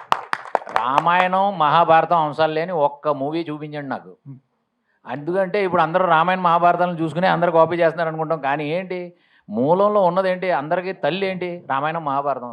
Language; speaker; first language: Telugu; native; Telugu